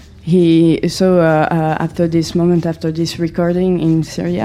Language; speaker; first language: English; non-native, learner; French